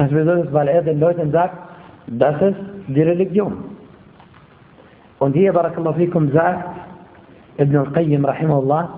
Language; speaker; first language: German; non-native, fluent; Arabic